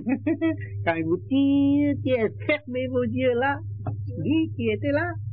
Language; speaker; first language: French; non-native, learner; Vietnamese